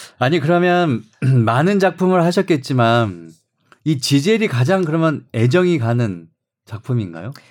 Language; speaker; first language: Korean; native; Korean